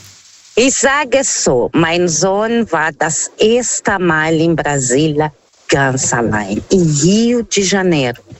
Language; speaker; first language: German; non-native, fluent; Portuguese